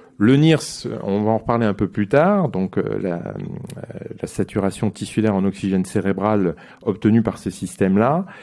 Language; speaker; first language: French; native; French